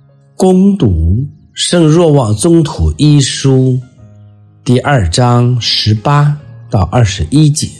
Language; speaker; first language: Chinese; native; Chinese